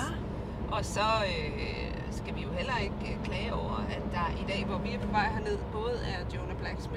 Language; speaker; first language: Danish; native; Danish